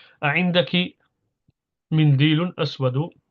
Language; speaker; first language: Arabic; non-native, fluent; English